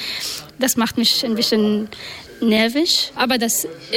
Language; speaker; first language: German; non-native, learner; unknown